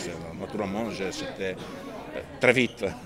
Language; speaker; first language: French; non-native, fluent; Italian